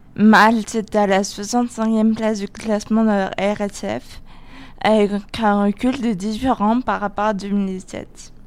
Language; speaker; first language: French; non-native, fluent; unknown